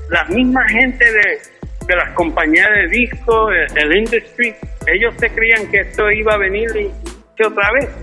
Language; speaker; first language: Spanish; early bilingual, heritage; Spanish